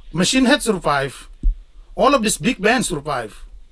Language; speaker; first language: English; non-native, fluent; Indonesian